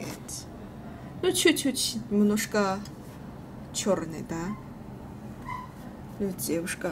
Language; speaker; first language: Russian; non-native, learner; Chinese